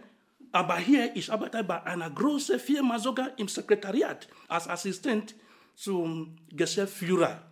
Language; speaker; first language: German; non-native, fluent; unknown